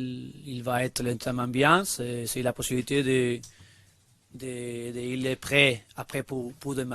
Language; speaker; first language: French; non-native, learner; Spanish